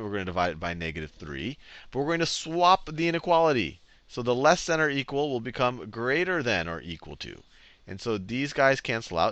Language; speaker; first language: English; native; English